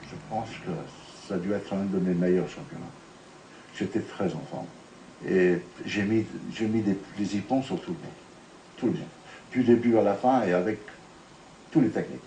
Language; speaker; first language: French; non-native, fluent; Italian